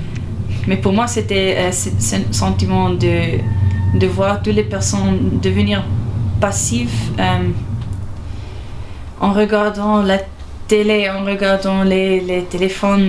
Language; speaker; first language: French; non-native, local second language; German